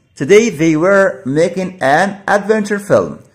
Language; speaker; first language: English; non-native, fluent; Arabic